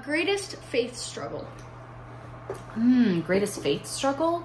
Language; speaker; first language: English; native; English